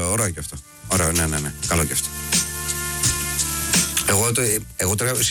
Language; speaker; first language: Greek; native; Greek